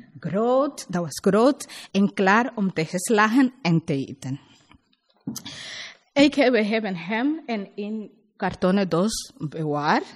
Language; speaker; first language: Dutch; non-native, learner; Spanish